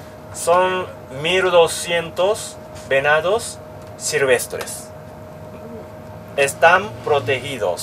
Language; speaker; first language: Spanish; non-native, learner; Japanese